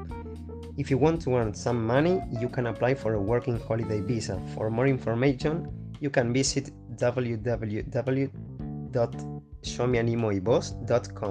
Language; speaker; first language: English; non-native, fluent; Spanish